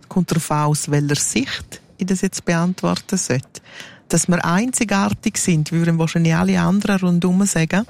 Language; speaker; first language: German; non-native, local second language; Romansh